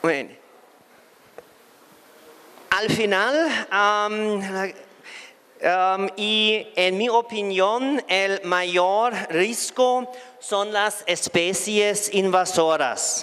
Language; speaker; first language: Spanish; non-native, fluent; German